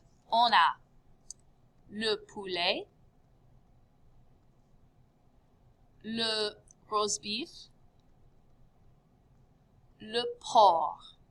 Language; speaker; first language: French; non-native, fluent; English